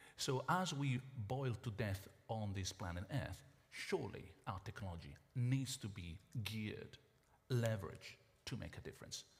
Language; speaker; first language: English; non-native, fluent; Italian